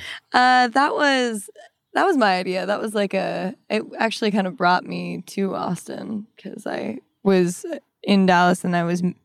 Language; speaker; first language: English; native; English